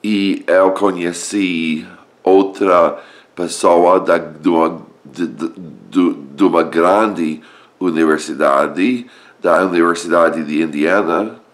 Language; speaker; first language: Portuguese; non-native, learner; English